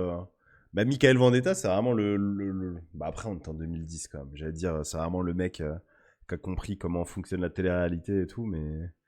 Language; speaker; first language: French; native; French